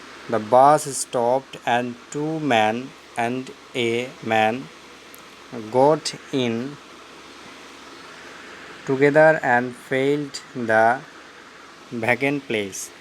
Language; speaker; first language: English; non-native, local second language; Bangla